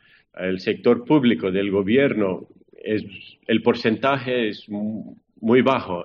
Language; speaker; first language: Spanish; non-native, fluent; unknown